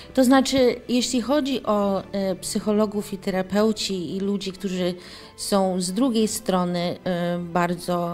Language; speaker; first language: Polish; early bilingual, heritage; English